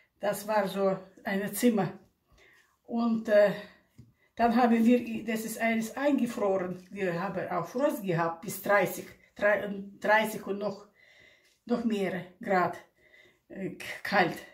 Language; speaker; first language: German; non-native, local second language; Russian